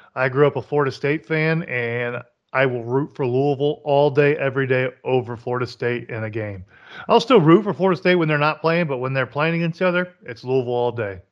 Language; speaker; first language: English; native; English